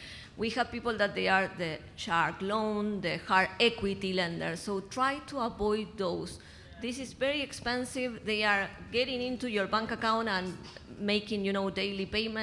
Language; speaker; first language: English; non-native, fluent; Spanish